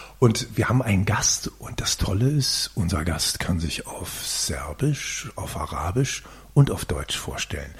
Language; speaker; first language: German; native; German